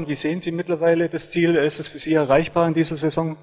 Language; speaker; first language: German; native; German